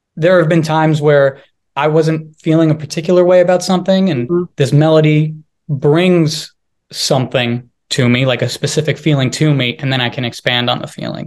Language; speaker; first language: English; native; English